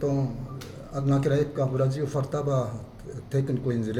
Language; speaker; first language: Portuguese; non-native, fluent; Japanese